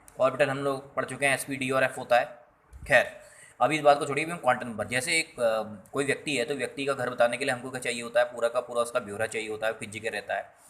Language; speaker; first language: Hindi; native; Hindi